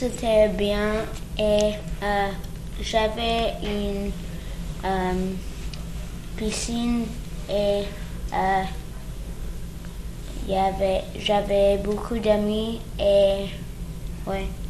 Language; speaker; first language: French; early bilingual, other home language; English